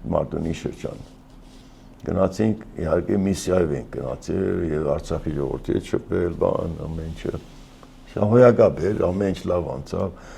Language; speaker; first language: Armenian; early bilingual, heritage; Armenian